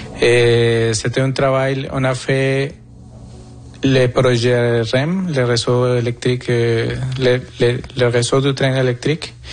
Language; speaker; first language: French; non-native, fluent; Spanish